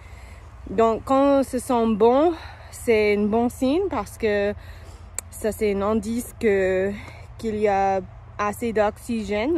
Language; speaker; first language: French; non-native, fluent; English